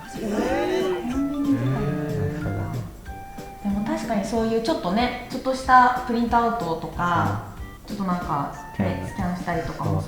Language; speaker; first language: Japanese; native; Japanese